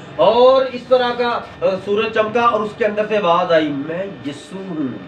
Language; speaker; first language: Urdu; non-native, local second language; Punjabi